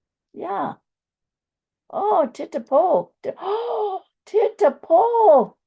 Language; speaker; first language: Swedish; non-native, fluent; English